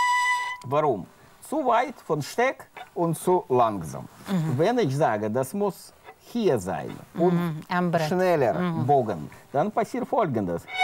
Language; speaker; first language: German; non-native, learner; Russian